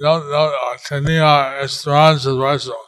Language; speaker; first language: Spanish; non-native, learner; English